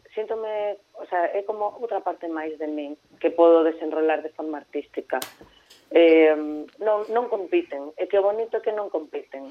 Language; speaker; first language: Galician; non-native, local second language; Spanish